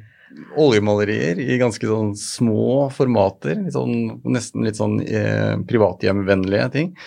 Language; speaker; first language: Norwegian; native; Norwegian